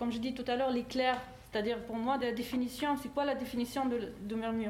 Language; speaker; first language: French; non-native, fluent; Arabic